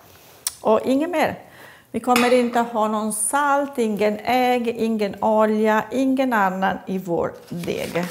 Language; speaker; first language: Swedish; non-native, fluent; Italian